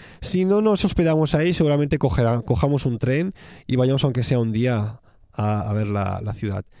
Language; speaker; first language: Spanish; native; Spanish